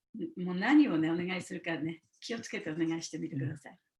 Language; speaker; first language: Japanese; native; Japanese